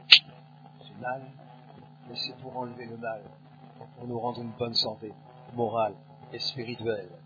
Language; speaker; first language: French; native; French